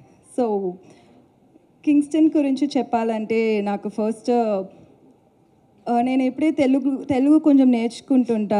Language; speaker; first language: Telugu; non-native, learner; Tamil